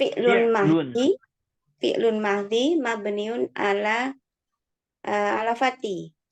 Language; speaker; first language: Arabic; non-native, learner; Indonesian